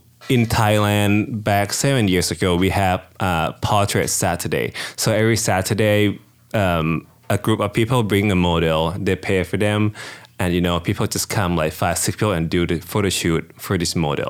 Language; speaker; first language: English; non-native, fluent; Thai